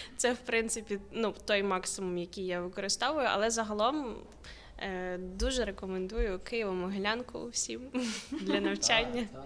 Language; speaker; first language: Ukrainian; native; Ukrainian